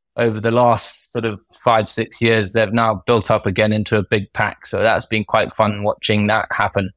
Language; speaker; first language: English; native; English